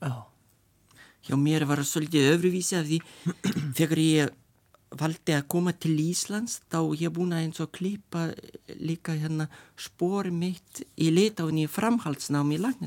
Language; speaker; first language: Icelandic; non-native, fluent; Lithuanian